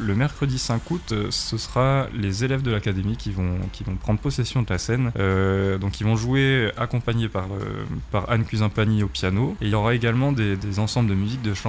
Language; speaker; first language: French; native; French